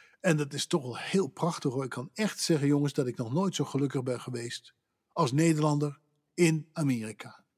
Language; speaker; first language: Dutch; native; Dutch